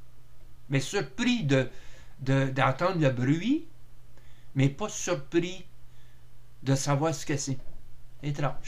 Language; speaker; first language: French; native; French